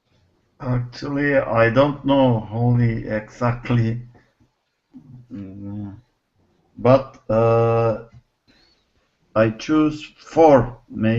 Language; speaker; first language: English; non-native, learner; Turkish